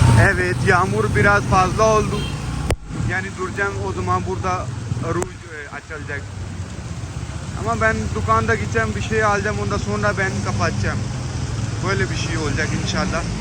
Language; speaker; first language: Turkish; non-native, learner; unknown